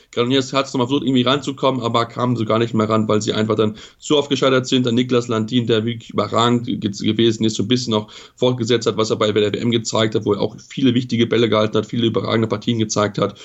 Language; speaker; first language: German; native; German